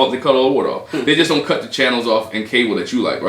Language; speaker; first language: English; native; English